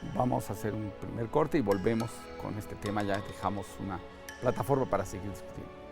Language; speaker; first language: Spanish; native; Spanish